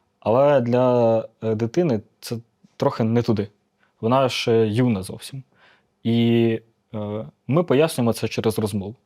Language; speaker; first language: Ukrainian; native; Ukrainian